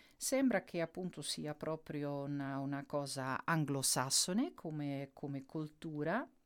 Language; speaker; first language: Italian; non-native, fluent; Dutch